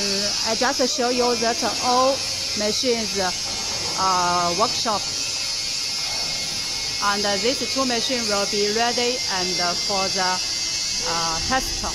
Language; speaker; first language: English; non-native, learner; Chinese